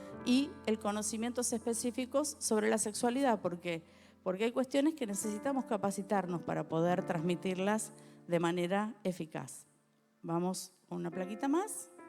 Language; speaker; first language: Spanish; native; Spanish